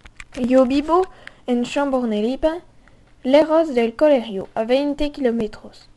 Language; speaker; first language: Spanish; non-native, learner; French